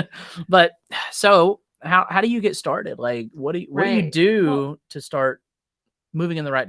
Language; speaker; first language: English; native; English